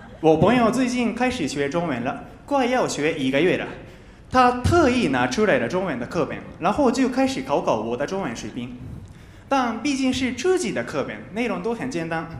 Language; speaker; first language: Chinese; non-native, fluent; Japanese